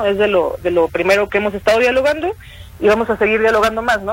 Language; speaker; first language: Spanish; native; Spanish